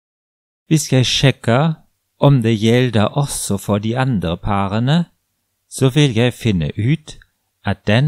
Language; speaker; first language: Norwegian; non-native, fluent; German